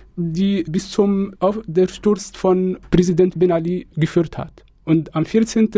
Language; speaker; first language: German; non-native, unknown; Arabic